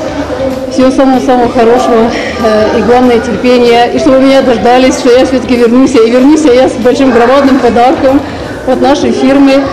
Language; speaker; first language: Russian; non-native, local second language; Ukrainian